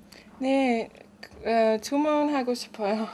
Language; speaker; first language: Korean; non-native, learner; German